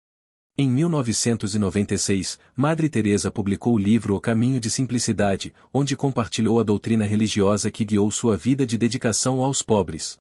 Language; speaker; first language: Portuguese; native; Portuguese